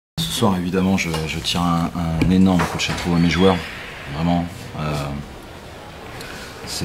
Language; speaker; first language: French; native; French